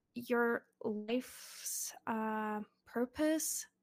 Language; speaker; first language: English; early bilingual, other home language; Russian